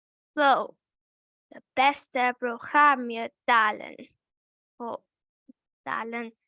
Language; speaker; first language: Dutch; early bilingual, other home language; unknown